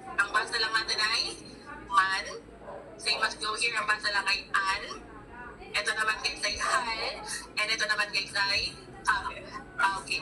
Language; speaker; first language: Filipino; native; Filipino